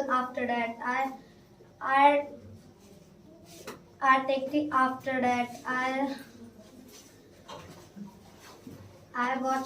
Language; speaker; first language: English; non-native, learner; Hindi